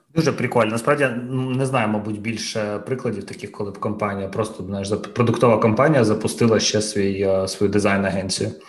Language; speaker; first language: Ukrainian; non-native, local second language; Russian